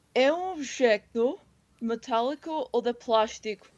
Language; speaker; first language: Portuguese; non-native, learner; Korean